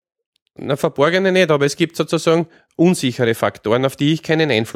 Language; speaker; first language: German; native; German